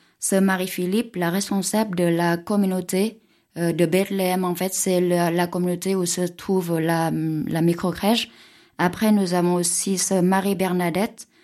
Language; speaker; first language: French; non-native, fluent; Vietnamese